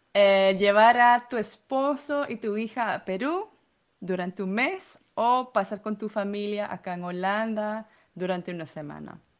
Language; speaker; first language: Spanish; non-native, fluent; Dutch